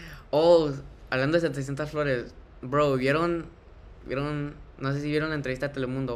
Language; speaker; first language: Spanish; early bilingual, heritage; Spanish